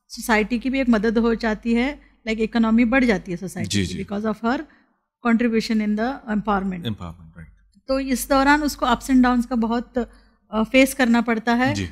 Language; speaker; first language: Hindi; non-native, local second language; Urdu